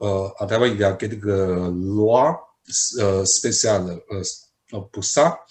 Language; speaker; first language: French; non-native, fluent; Chinese